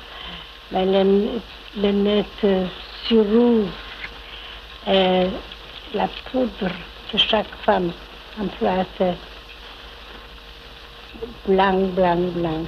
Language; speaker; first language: French; non-native, fluent; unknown